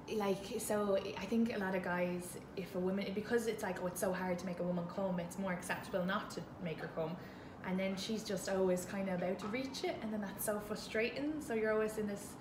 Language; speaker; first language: English; native; English